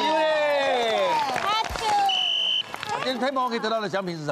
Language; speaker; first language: Chinese; native; Chinese